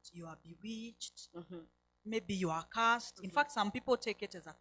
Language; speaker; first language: English; non-native, local second language; Swahili